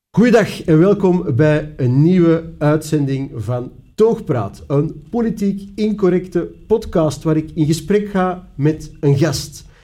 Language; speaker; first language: Dutch; native; Dutch